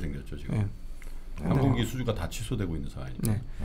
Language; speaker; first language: Korean; native; Korean